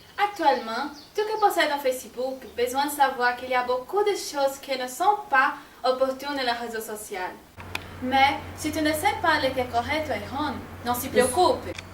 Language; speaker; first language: French; non-native, learner; Portuguese